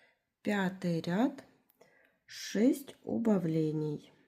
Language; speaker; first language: Russian; native; Russian